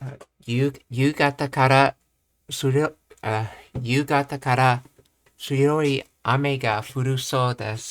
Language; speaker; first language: Japanese; non-native, learner; English